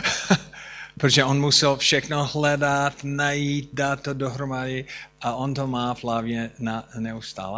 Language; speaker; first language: Czech; non-native, fluent; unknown